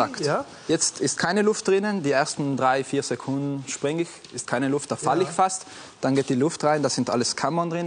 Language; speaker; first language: German; non-native, fluent; Italian